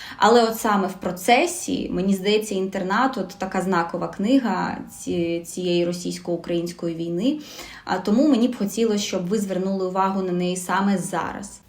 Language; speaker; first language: Ukrainian; non-native, local second language; Russian